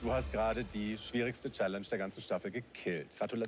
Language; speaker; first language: German; native; German